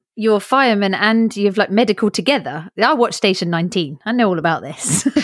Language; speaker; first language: English; native; English